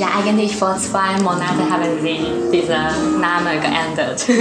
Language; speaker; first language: German; non-native, learner; Chinese